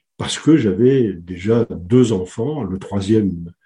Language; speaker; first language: French; native; French